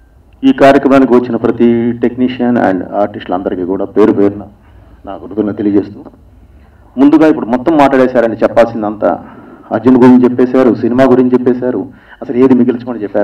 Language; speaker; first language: Telugu; native; Telugu